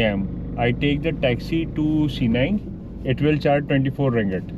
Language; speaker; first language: English; non-native, local second language; Urdu